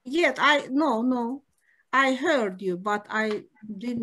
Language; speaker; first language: English; non-native, learner; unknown